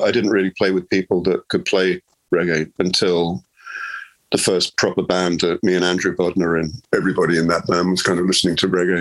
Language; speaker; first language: English; native; English